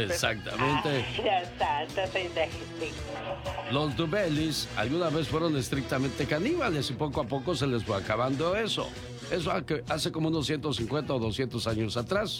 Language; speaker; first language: Spanish; native; Spanish